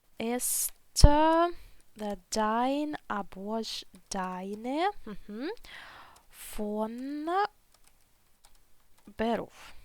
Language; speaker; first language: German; non-native, fluent; Ukrainian